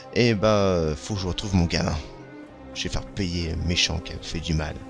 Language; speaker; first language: French; native; French